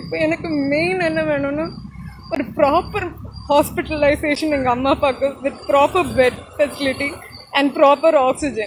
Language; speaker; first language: Tamil; non-native, local second language; Malayalam